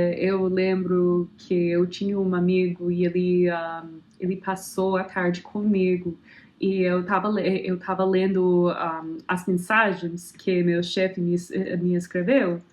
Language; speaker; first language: Portuguese; non-native, fluent; English